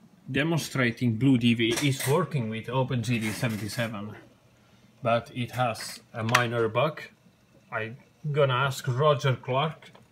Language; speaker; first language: English; non-native, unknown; Finnish